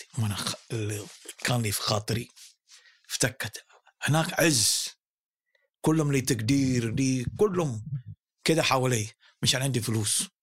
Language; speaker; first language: Arabic; early bilingual, other home language; Indonesian